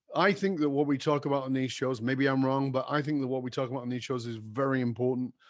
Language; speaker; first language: English; native; English